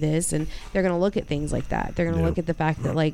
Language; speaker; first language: English; native; English